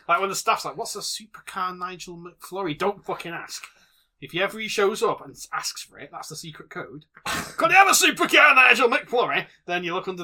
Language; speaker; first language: English; native; English